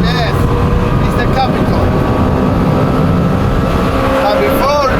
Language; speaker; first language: English; non-native, learner; Spanish